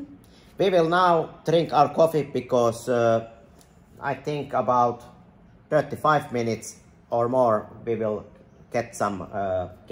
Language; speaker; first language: English; non-native, fluent; Finnish